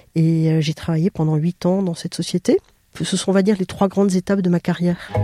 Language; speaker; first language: French; native; French